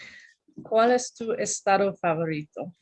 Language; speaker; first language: Spanish; non-native, learner; English